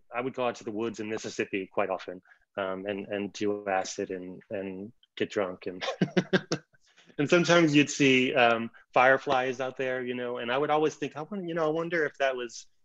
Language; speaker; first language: English; native; English